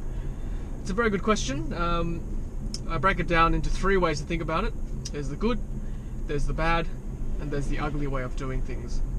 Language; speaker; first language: English; native; English